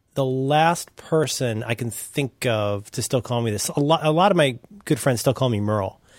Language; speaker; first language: English; early bilingual, other home language; German